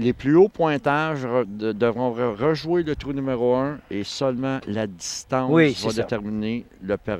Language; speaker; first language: French; native; French